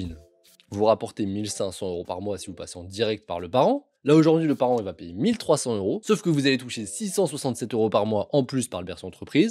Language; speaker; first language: French; native; French